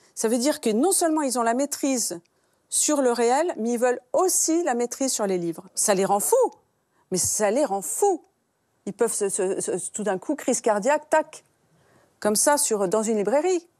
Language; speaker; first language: French; native; French